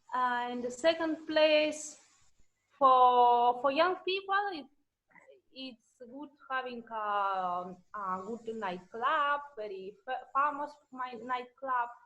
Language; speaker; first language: English; non-native, learner; Russian